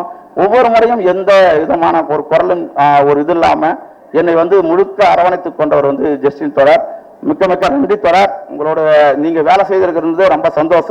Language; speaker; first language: Tamil; native; Tamil